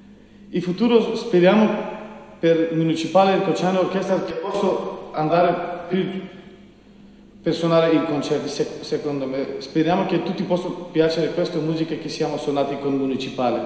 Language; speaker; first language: Italian; non-native, learner; Macedonian